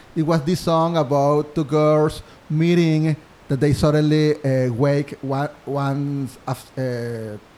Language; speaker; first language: English; non-native, fluent; Spanish